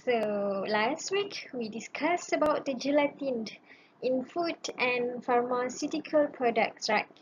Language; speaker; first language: English; non-native, local second language; Malay